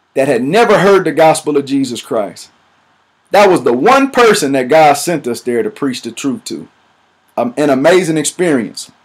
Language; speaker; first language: English; native; English